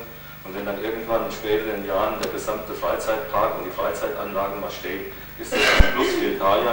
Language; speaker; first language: German; native; German